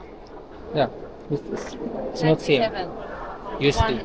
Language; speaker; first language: English; non-native, learner; Amharic